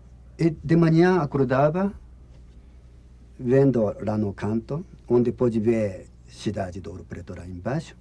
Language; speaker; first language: Portuguese; non-native, learner; Japanese